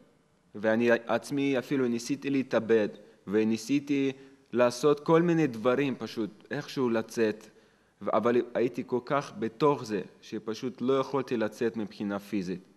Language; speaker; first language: Hebrew; non-native, fluent; Russian